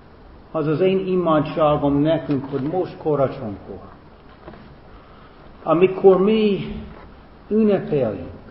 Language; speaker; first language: Hungarian; non-native, fluent; English